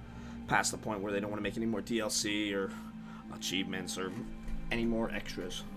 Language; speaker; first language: English; native; English